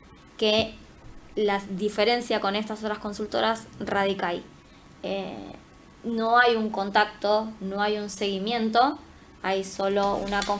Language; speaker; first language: Spanish; native; Spanish